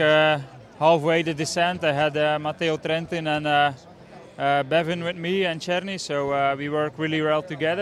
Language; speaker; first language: English; non-native, fluent; Dutch